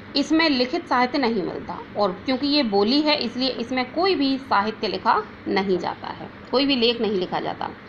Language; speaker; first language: Hindi; native; Hindi